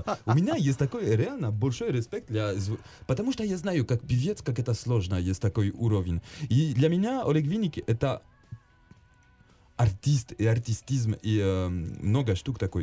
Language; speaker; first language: Russian; non-native, learner; French